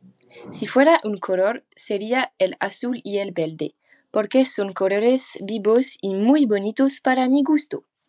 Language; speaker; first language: Spanish; non-native, learner; French